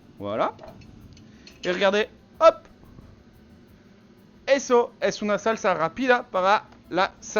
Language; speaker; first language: Spanish; non-native, learner; French